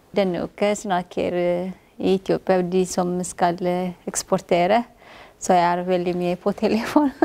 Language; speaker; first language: Norwegian; non-native, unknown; Amharic